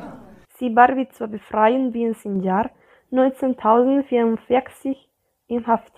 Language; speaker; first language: German; non-native, learner; Spanish